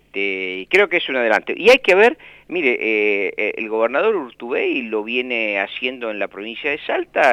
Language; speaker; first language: Spanish; native; Spanish